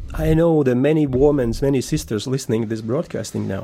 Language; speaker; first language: English; non-native, fluent; Latvian